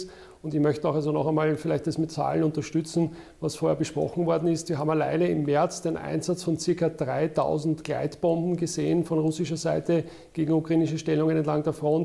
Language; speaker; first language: German; native; German